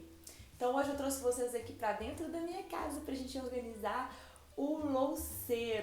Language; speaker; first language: Portuguese; native; Portuguese